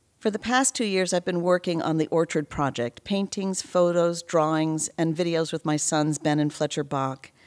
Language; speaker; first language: English; native; English